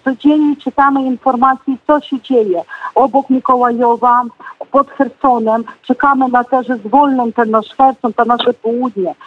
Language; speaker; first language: Polish; non-native, fluent; Ukrainian